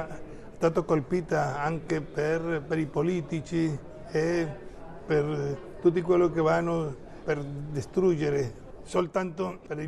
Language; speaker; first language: Italian; non-native, fluent; Spanish